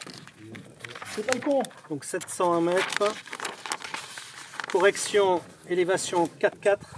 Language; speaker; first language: French; native; French